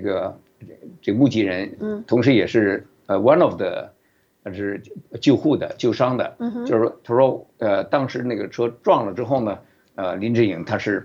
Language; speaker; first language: Chinese; native; Chinese